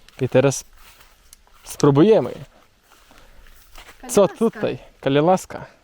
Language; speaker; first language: Polish; non-native, learner; Russian